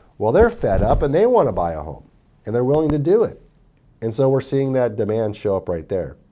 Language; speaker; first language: English; native; English